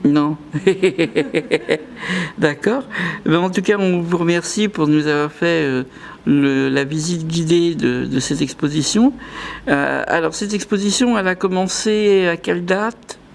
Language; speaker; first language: French; native; French